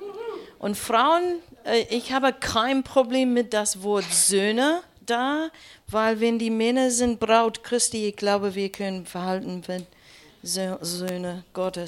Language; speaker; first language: German; non-native, learner; English